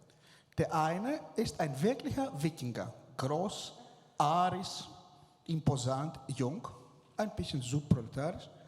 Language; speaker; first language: German; non-native, fluent; Greek